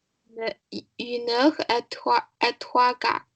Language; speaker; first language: French; non-native, learner; Chinese